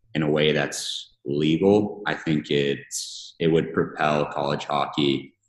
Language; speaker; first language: English; native; English